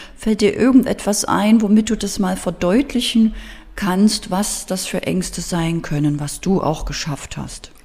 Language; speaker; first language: German; native; German